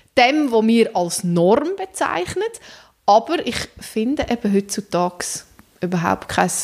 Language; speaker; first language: German; native; German